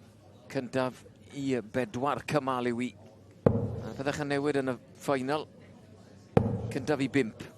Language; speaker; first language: Welsh; native; Welsh